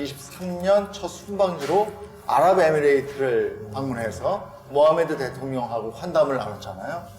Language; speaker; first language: Korean; native; Korean